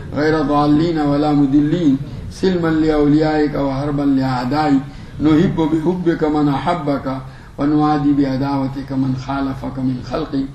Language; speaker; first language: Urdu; non-native, local second language; Gujarati